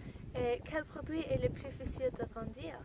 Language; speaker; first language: French; non-native, learner; English